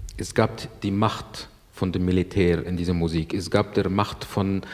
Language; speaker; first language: German; non-native, fluent; Arabic